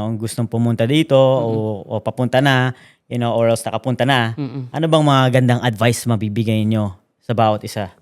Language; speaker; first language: Filipino; early bilingual, heritage; Filipino